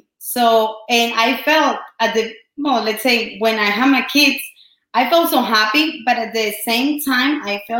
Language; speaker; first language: English; non-native, fluent; Spanish